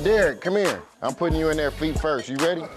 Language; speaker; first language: English; native; English